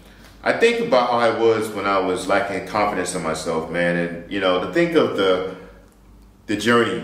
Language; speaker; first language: English; native; English